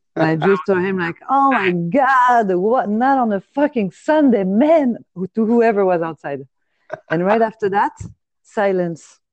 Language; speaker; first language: English; non-native, fluent; French